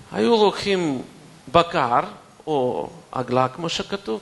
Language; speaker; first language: Hebrew; non-native, fluent; Russian